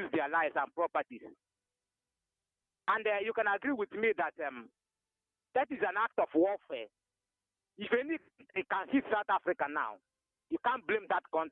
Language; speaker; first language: English; non-native, local second language; Igbo